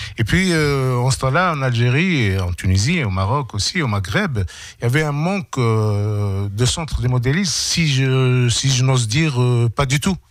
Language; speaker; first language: French; non-native, local second language; Arabic